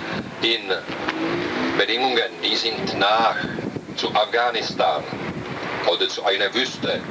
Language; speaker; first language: German; non-native, learner; Czech